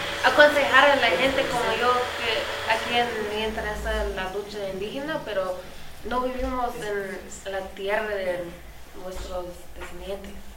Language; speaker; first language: Spanish; non-native, learner; English